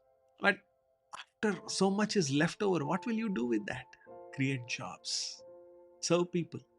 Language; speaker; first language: English; non-native, local second language; Hindi